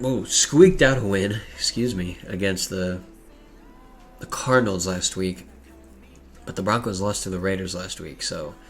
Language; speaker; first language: English; native; English